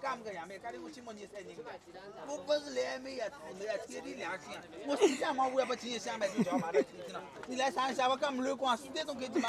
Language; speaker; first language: Chinese; native; Chinese